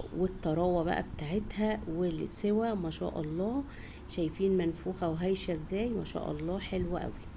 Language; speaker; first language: Arabic; native; Arabic